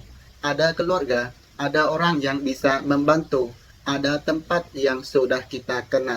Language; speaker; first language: Indonesian; non-native, fluent; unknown